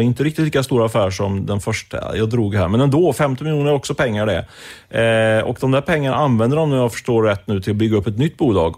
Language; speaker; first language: Swedish; native; Swedish